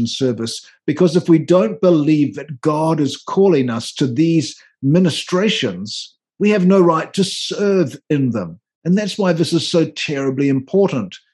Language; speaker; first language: English; native; English